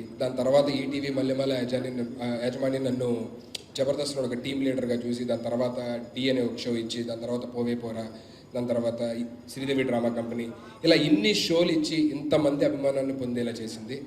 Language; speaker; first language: Telugu; native; Telugu